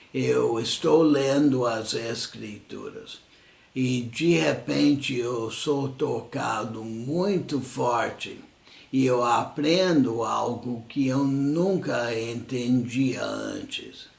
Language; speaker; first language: Portuguese; non-native, fluent; English